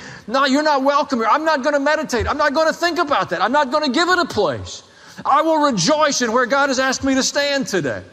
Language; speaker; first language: English; native; English